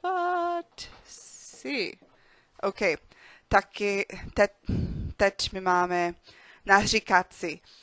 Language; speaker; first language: Czech; non-native, learner; English